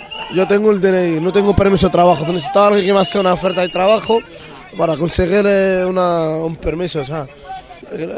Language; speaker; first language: Spanish; non-native, learner; Arabic